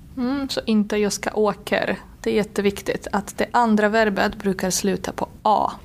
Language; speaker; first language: Swedish; native; Swedish